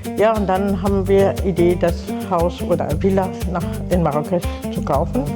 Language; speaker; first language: German; non-native, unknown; Arabic